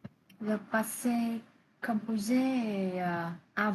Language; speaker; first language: French; non-native, learner; Vietnamese